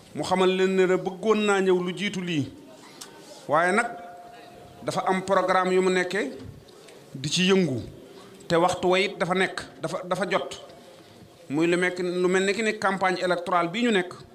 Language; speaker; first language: Wolof; native; Wolof